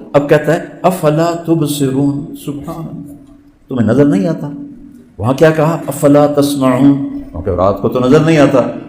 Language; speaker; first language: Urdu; non-native, local second language; Punjabi